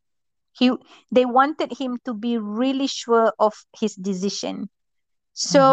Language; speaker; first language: English; non-native, local second language; Malay